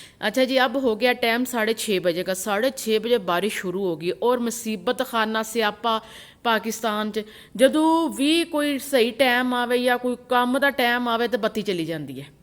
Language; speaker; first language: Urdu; non-native, local second language; Punjabi